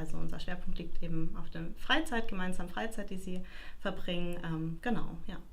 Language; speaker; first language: German; native; German